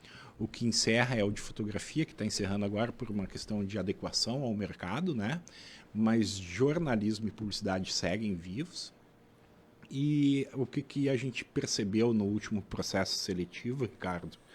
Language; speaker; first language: Portuguese; native; Portuguese